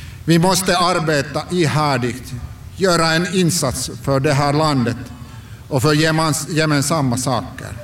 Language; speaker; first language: Swedish; non-native, local second language; Finnish